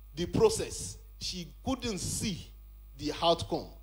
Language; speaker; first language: English; non-native, local second language; Yoruba